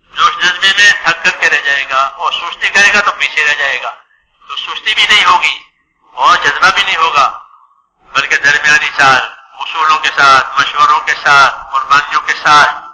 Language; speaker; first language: Urdu; non-native, local second language; Gujarati